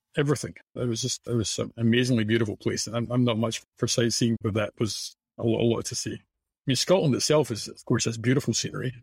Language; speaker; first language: English; native; English